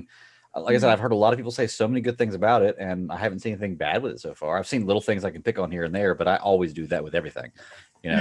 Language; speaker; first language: English; native; English